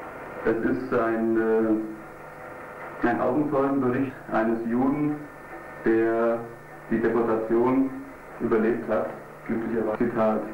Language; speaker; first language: German; native; German